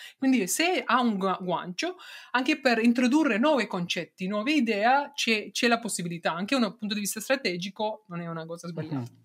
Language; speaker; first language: Italian; non-native, fluent; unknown